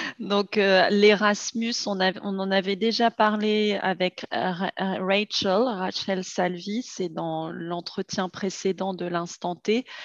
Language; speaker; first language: French; native; French